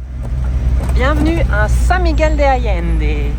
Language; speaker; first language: French; native; French